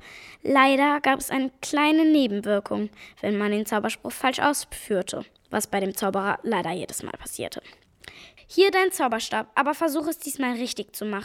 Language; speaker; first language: German; native; German